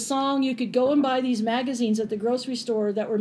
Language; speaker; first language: English; native; English